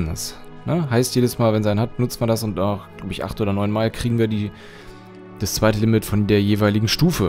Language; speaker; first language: German; native; German